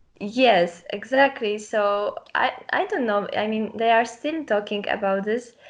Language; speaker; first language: English; non-native, learner; Polish